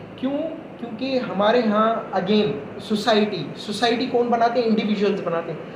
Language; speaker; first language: Urdu; non-native, local second language; Sindhi